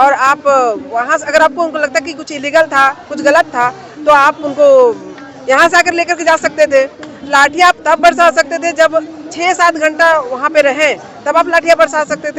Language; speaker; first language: Hindi; native; Hindi